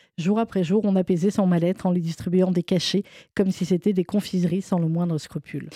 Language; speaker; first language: French; native; French